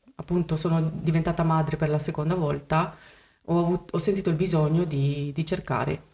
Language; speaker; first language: Italian; early bilingual, other home language; Spanish